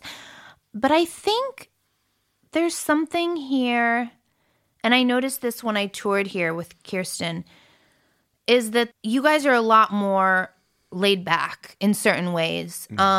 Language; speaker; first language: English; early bilingual, other home language; French